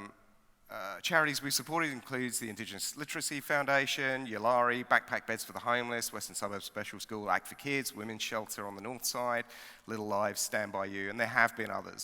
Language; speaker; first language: English; native; English